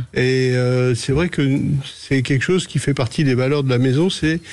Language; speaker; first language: French; native; French